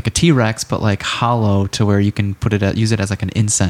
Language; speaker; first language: English; native; English